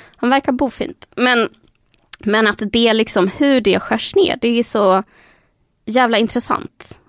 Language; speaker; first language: Swedish; early bilingual, other home language; Spanish